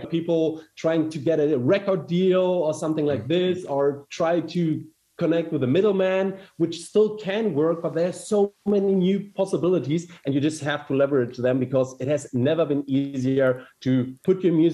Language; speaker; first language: English; non-native, fluent; German